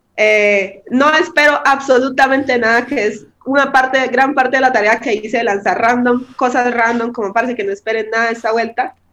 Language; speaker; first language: Spanish; native; Spanish